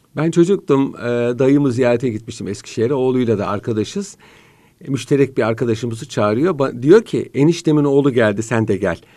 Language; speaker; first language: Turkish; native; Turkish